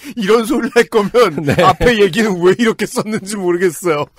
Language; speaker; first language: Korean; native; Korean